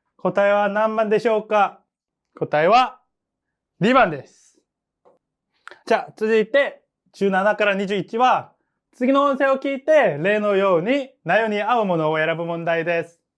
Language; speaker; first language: Japanese; non-native, fluent; Korean